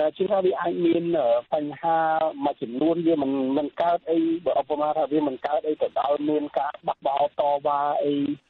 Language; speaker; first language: Khmer; native; Khmer